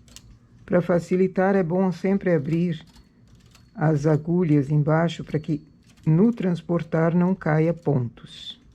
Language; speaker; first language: Portuguese; native; Portuguese